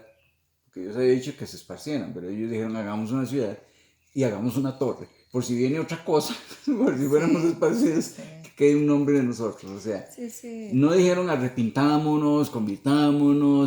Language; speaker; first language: Spanish; native; Spanish